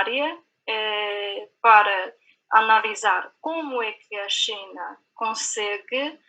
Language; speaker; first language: Portuguese; non-native, fluent; Chinese